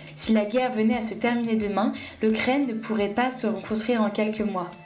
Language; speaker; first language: French; native; French